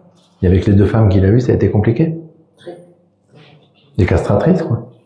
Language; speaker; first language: French; native; French